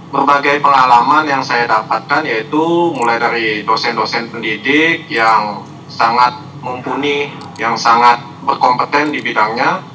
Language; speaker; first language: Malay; non-native, local second language; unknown